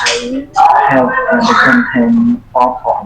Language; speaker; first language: English; non-native, learner; Khmer